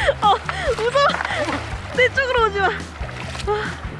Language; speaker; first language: Korean; native; Korean